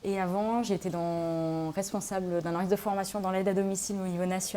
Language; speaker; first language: French; native; French